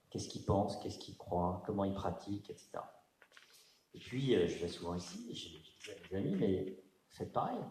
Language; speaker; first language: French; native; French